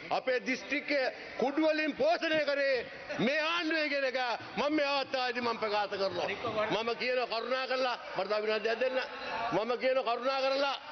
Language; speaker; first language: Sinhala; native; Sinhala